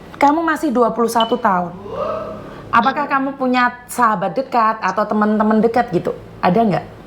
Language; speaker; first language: Indonesian; non-native, local second language; Javanese